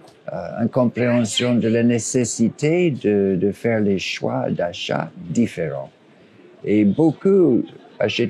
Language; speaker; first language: French; non-native, fluent; English